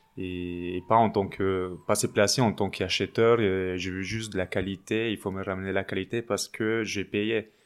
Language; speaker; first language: French; non-native, fluent; Spanish